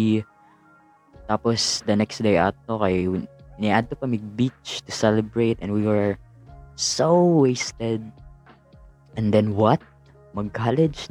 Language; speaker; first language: English; non-native, local second language; Cebuano